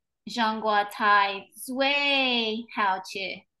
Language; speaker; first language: Chinese; non-native, learner; English